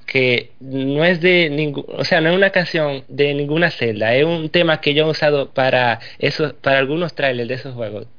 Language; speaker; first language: Spanish; native; Spanish